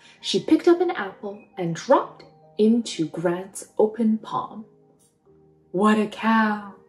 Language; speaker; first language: English; native; English